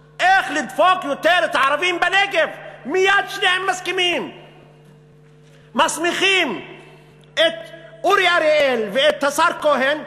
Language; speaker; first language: Hebrew; non-native, local second language; Arabic